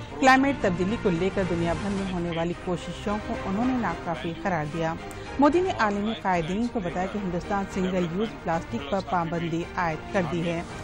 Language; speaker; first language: Urdu; native; Urdu